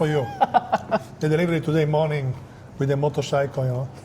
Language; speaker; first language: English; non-native, fluent; Italian